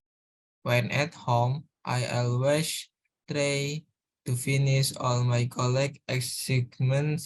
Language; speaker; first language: English; non-native, learner; Indonesian